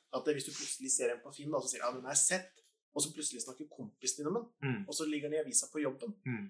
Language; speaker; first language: Norwegian; native; Norwegian